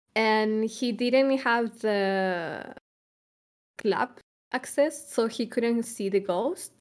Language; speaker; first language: English; non-native, fluent; Spanish